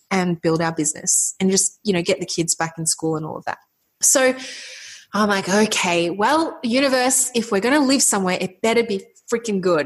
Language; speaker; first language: English; native; English